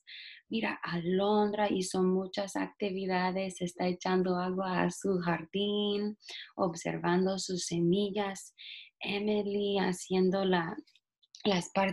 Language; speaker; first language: Spanish; non-native, fluent; English